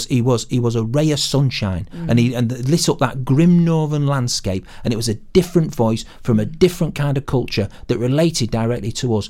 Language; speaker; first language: English; native; English